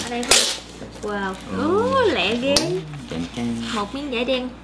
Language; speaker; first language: Vietnamese; native; Vietnamese